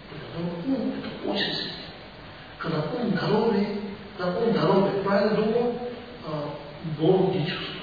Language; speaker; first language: Russian; non-native, learner; Tibetan